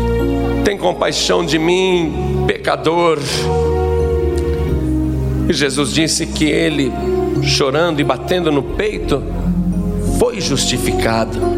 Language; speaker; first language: Portuguese; native; Portuguese